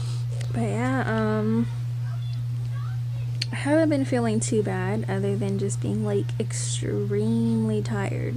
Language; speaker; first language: English; native; English